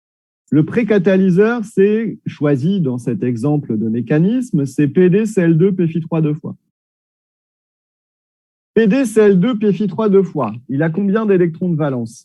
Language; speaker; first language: French; native; French